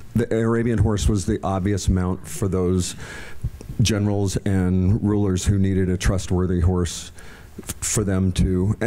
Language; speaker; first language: English; native; English